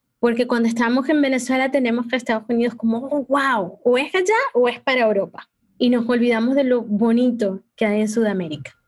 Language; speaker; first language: Spanish; native; Spanish